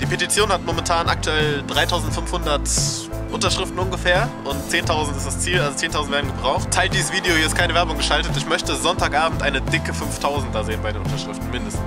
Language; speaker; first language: German; native; German